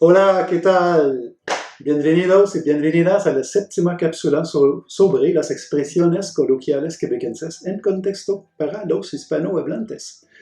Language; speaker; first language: Spanish; non-native, fluent; French